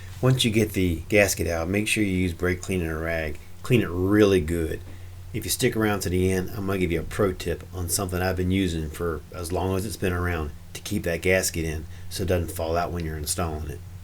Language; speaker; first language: English; native; English